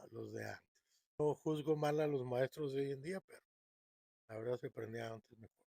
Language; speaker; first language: Spanish; native; Spanish